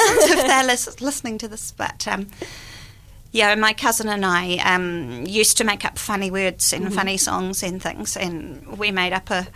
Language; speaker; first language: English; native; English